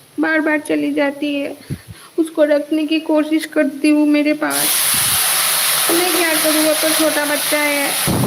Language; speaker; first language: Hindi; non-native, local second language; Bangla